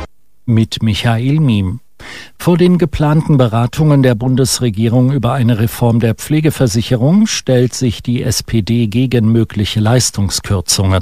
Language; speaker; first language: German; native; German